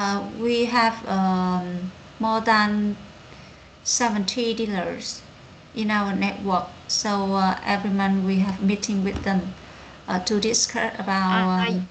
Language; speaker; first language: English; non-native, learner; Vietnamese